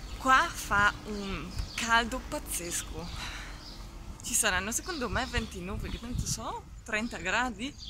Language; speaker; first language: Italian; non-native, fluent; Hungarian